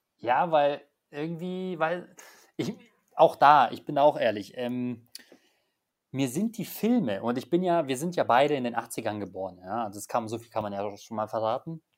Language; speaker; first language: German; early bilingual, other home language; Polish